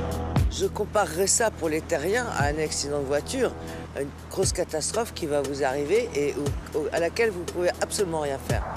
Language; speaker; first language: French; native; French